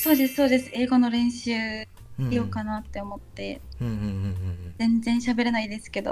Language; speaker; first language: Japanese; native; Japanese